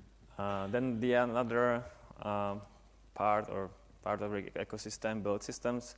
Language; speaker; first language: English; non-native, fluent; Czech